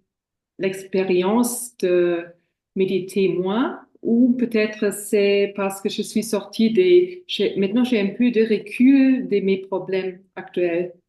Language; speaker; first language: French; non-native, fluent; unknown